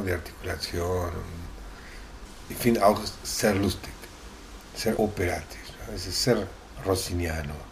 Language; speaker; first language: German; non-native, learner; Italian